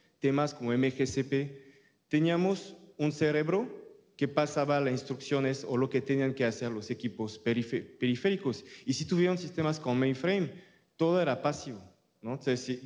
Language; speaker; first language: Spanish; non-native, fluent; French